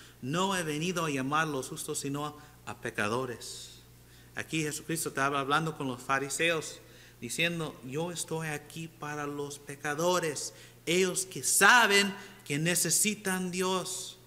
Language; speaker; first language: Spanish; non-native, fluent; English